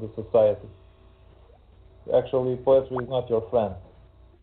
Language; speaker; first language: English; non-native, fluent; Hungarian